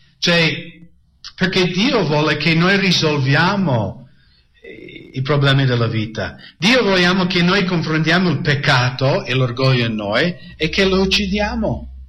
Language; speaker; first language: Italian; non-native, fluent; English